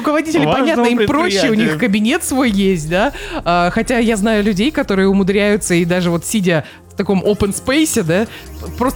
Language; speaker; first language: Russian; native; Russian